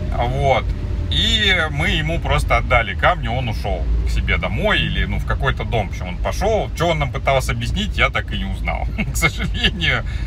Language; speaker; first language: Russian; native; Russian